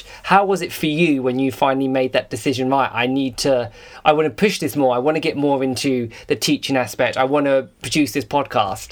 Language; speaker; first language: English; native; English